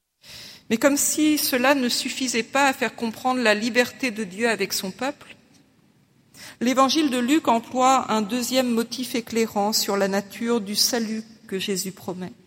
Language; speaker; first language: French; native; French